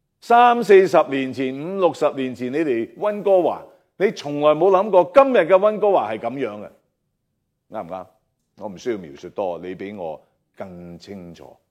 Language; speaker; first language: Chinese; non-native, local second language; Cantonese